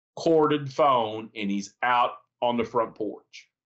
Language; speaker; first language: English; native; English